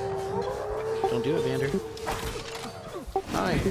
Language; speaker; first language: English; native; English